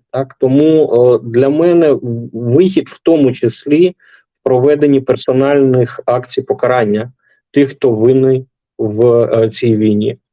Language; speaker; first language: Ukrainian; non-native, local second language; Russian